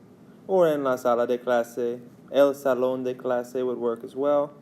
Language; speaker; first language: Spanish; non-native, fluent; English